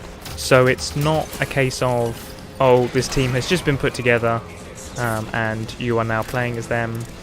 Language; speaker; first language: English; native; English